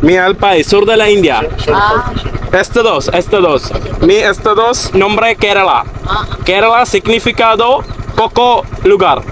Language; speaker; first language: Spanish; non-native, learner; Malayalam